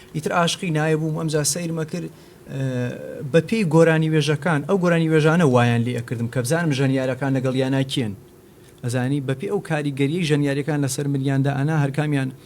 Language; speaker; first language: Central Kurdish; non-native, local second language; Gurani